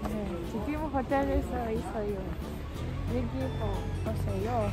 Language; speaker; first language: Korean; non-native, learner; Ukrainian